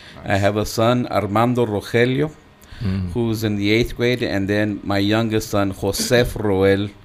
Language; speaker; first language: English; early bilingual, other home language; Spanish